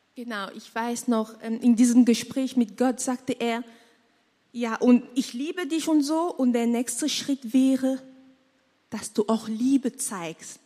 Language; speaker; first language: German; non-native, fluent; French